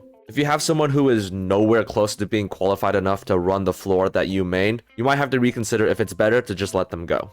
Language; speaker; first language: English; native; English